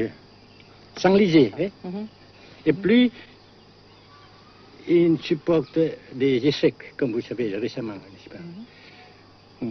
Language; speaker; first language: French; non-native, fluent; Vietnamese